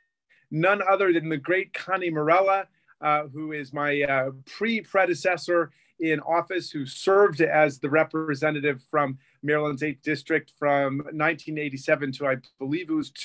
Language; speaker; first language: English; native; English